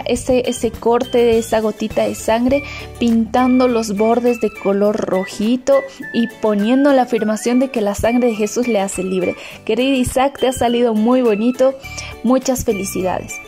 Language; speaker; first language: Spanish; native; Spanish